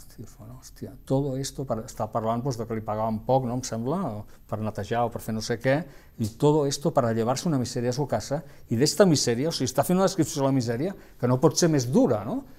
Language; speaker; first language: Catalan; non-native, local second language; Spanish